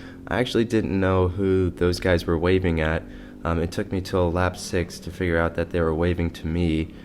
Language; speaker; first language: English; native; English